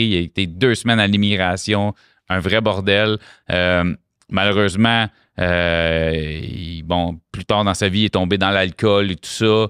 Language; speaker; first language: French; native; French